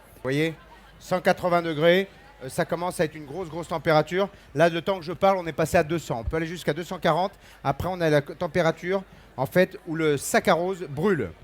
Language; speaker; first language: French; native; French